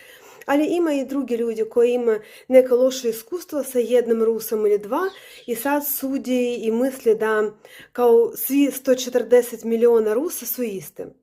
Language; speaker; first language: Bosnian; non-native, learner; Russian